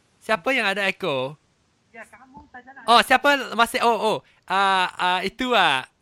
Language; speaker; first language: Malay; non-native, local second language; Chinese